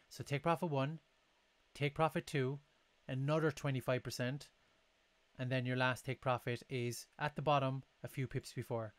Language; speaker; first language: English; native; English